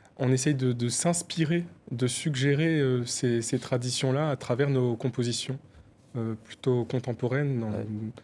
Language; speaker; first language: French; native; French